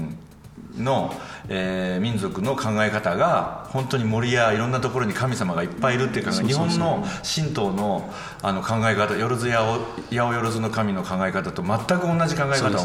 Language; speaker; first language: Japanese; native; Japanese